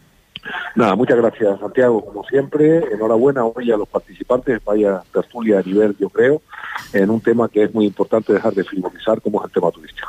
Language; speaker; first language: Spanish; native; Spanish